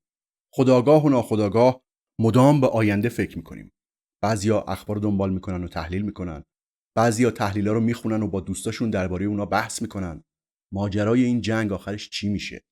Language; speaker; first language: Persian; native; Persian